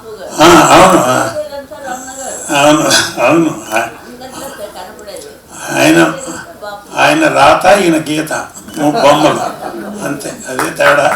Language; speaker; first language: Telugu; native; Telugu